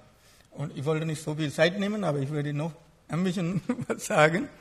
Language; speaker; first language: German; non-native, fluent; Sinhala